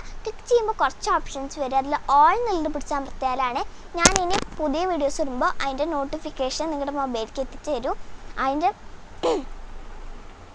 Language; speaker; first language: Malayalam; native; Malayalam